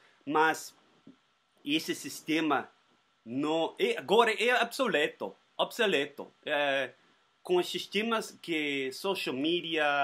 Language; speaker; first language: Portuguese; non-native, learner; Spanish